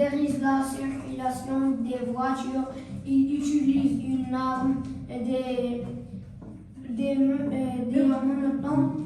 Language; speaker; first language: French; non-native, learner; Arabic